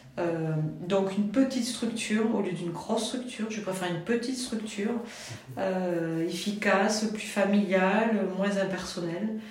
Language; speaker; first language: French; native; French